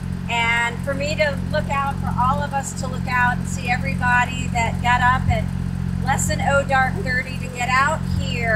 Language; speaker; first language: English; native; English